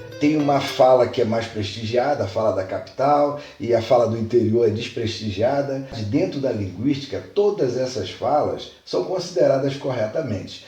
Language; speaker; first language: Portuguese; native; Portuguese